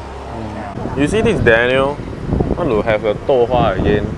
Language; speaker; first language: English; non-native, local second language; Chinese